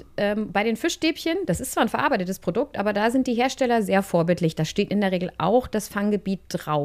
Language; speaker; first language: German; native; German